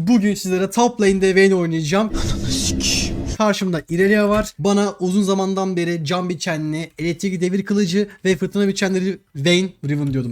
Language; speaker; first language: Turkish; native; Turkish